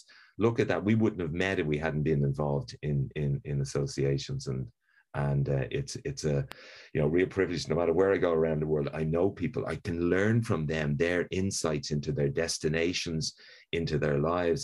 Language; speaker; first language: English; native; English